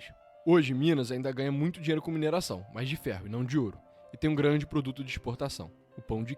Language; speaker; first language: Portuguese; native; Portuguese